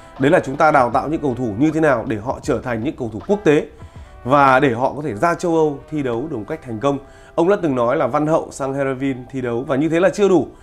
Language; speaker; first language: Vietnamese; native; Vietnamese